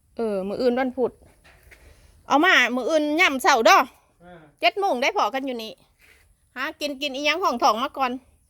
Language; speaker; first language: Thai; native; Thai